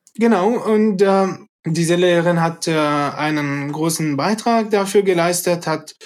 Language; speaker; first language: German; early bilingual, other home language; Arabic